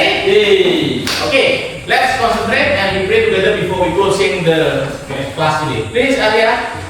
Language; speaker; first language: English; non-native, fluent; Indonesian